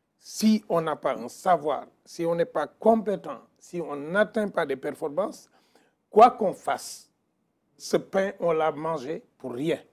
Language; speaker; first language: French; non-native, local second language; Wolof